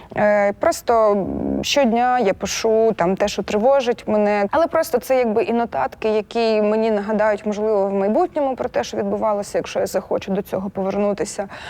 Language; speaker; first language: Ukrainian; non-native, local second language; Russian